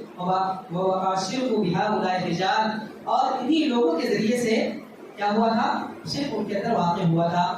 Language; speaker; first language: Urdu; native; Urdu